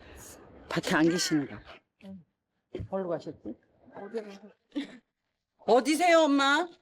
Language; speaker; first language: Korean; native; Korean